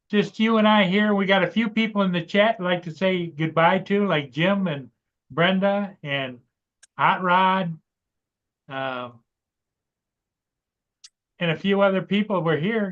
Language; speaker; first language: English; native; English